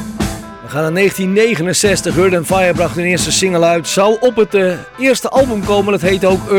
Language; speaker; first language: Dutch; native; Dutch